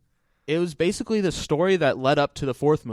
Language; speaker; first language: English; native; English